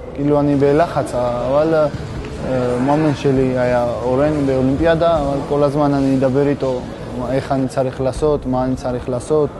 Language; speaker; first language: Hebrew; non-native, learner; Georgian